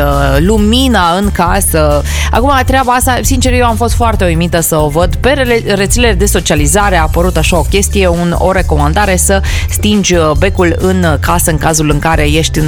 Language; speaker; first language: Romanian; native; Romanian